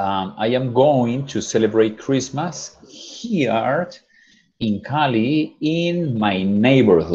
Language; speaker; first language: English; non-native, fluent; Spanish